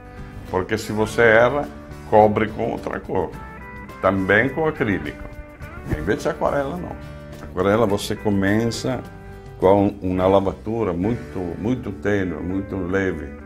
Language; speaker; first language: Portuguese; non-native, fluent; Italian